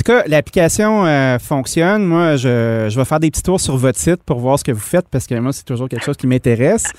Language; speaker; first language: French; native; French